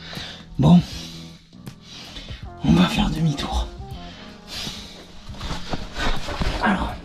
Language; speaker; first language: French; native; French